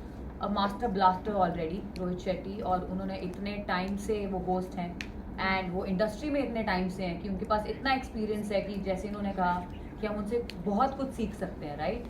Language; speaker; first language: Hindi; native; Hindi